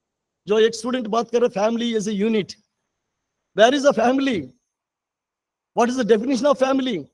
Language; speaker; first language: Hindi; non-native, local second language; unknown